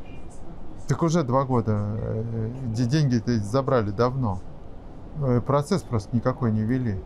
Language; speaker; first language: Russian; native; Russian